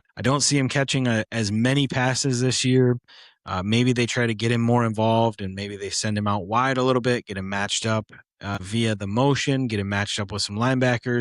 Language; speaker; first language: English; native; English